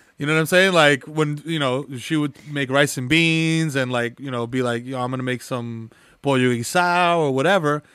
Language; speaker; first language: English; early bilingual, other home language; Spanish